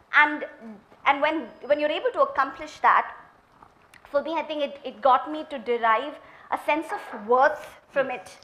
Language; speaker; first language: English; non-native, local second language; Malayalam